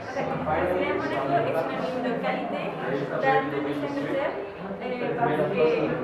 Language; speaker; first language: French; non-native, learner; Spanish